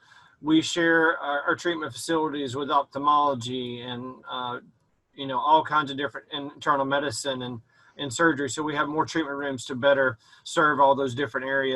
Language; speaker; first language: English; native; English